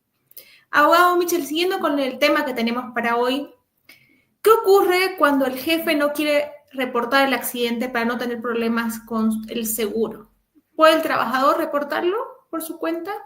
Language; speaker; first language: Spanish; native; Spanish